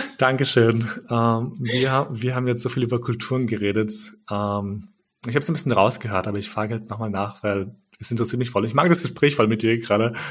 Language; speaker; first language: German; early bilingual, other home language; Albanian